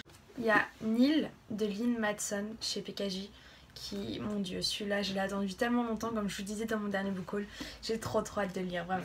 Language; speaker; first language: French; native; French